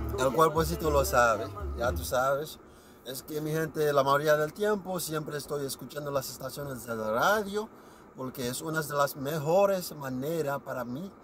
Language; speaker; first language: Spanish; non-native, fluent; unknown